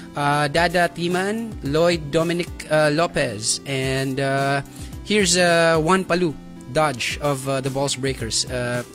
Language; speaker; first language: English; non-native, local second language; Waray